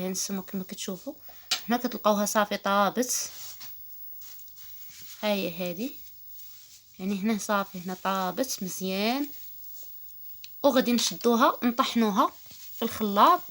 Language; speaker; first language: Arabic; native; Arabic